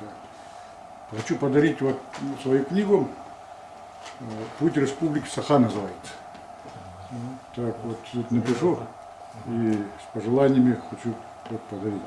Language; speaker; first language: Russian; non-native, local second language; Yakut